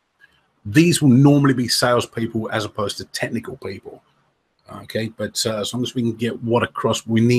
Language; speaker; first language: English; native; English